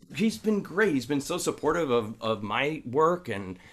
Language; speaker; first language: English; native; English